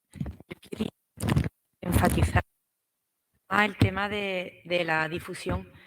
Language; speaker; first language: Spanish; native; Spanish